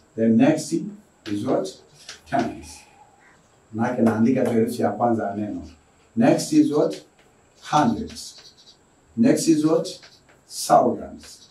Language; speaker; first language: English; non-native, local second language; Swahili